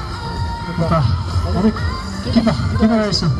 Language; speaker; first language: Finnish; non-native, learner; English